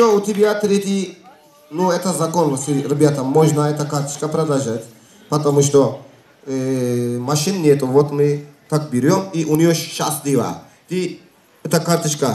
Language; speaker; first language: Russian; non-native, learner; Turkish